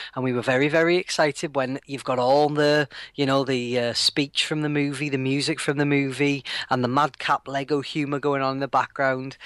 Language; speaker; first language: English; native; English